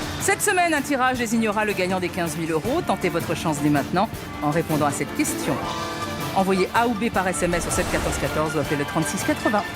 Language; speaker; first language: French; native; French